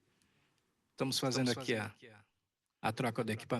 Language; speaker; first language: Portuguese; native; Portuguese